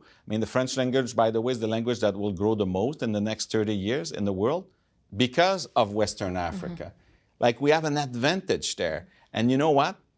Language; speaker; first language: English; non-native, fluent; French